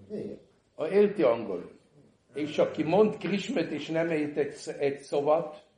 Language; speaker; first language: Hungarian; early bilingual, heritage; Hungarian